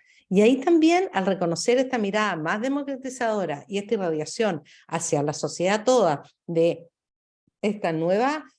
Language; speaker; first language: Spanish; native; Spanish